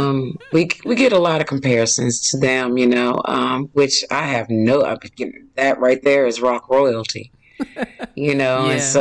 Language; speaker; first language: English; native; English